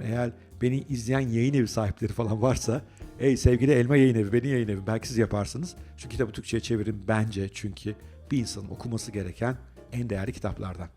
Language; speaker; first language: Turkish; native; Turkish